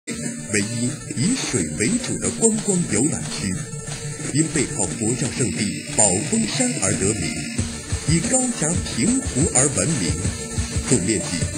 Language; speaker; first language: Chinese; native; Chinese